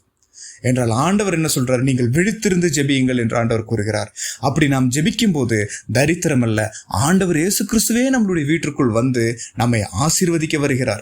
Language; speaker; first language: Tamil; native; Tamil